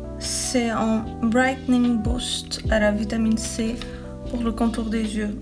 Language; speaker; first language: French; early bilingual, other home language; Portuguese